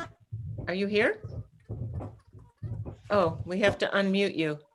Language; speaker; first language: English; native; English